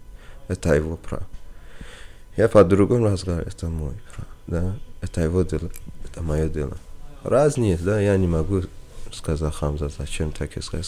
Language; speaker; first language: Russian; non-native, learner; Persian